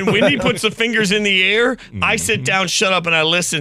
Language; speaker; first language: English; native; English